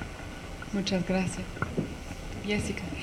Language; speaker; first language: Spanish; non-native, fluent; German